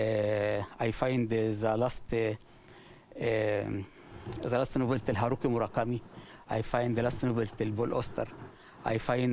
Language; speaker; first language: English; non-native, learner; Arabic